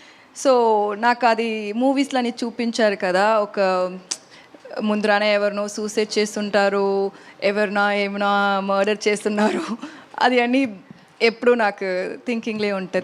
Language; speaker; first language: Telugu; non-native, learner; Tamil